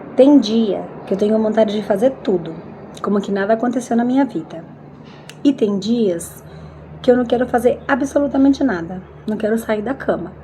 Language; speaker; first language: Portuguese; non-native, fluent; Spanish